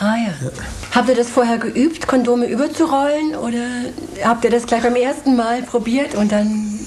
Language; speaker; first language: German; native; German